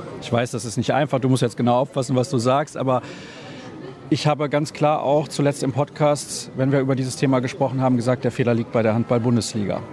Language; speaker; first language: German; native; German